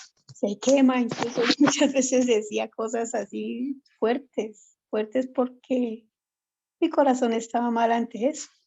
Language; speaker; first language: Spanish; native; Spanish